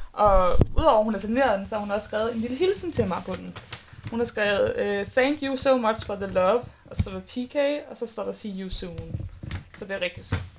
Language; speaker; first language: Danish; native; Danish